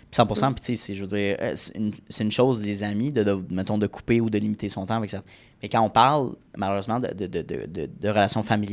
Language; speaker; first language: French; native; French